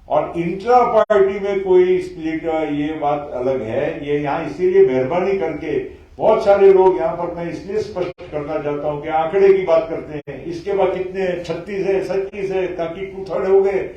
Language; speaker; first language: Hindi; non-native, local second language; Marathi